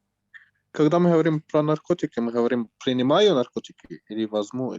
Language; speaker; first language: Russian; non-native, learner; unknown